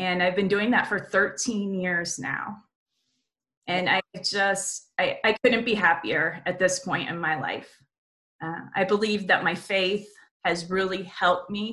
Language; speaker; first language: English; native; English